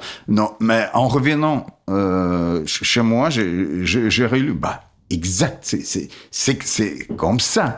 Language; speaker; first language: French; non-native, fluent; Russian